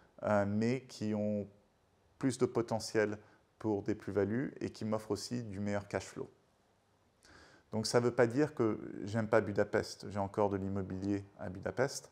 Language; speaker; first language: French; native; French